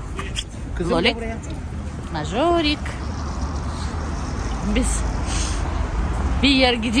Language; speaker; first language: Turkish; non-native, learner; Russian